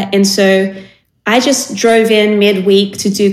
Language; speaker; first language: English; native; English